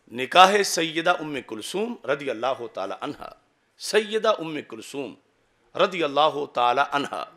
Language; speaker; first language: Urdu; non-native, local second language; Punjabi